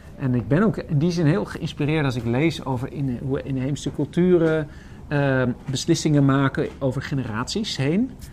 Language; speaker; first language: Dutch; native; Dutch